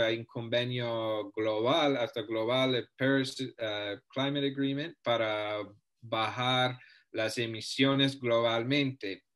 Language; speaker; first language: Spanish; non-native, fluent; English